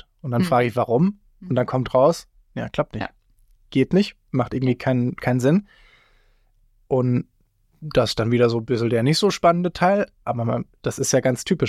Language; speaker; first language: German; native; German